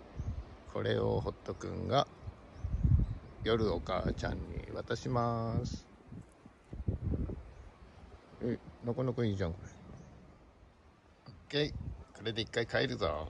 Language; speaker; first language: Japanese; native; Japanese